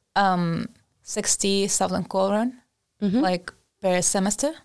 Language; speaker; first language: English; non-native, fluent; Arabic